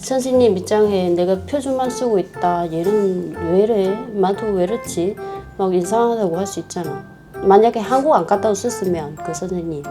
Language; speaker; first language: Korean; non-native, learner; Vietnamese